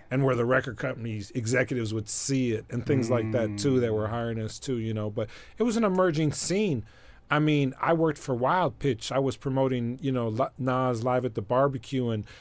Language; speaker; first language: English; native; English